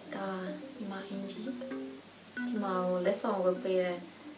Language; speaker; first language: Burmese; non-native, learner; Russian